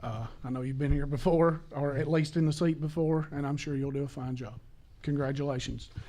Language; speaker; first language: English; native; English